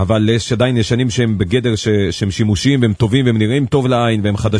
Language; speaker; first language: Hebrew; native; Hebrew